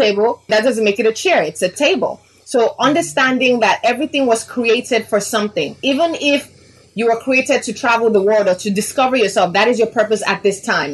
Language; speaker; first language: English; non-native, local second language; Yoruba